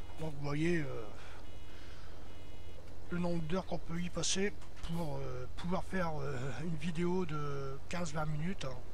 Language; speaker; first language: French; native; French